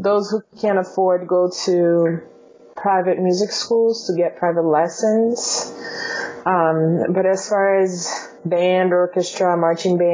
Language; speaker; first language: English; non-native, fluent; Portuguese